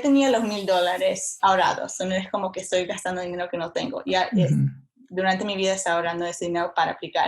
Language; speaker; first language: Spanish; early bilingual, heritage; Spanish